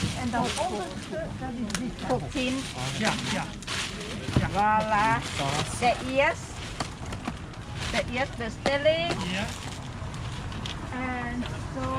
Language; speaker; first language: Dutch; non-native, learner; Thai